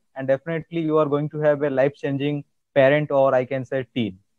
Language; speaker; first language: English; non-native, local second language; Odia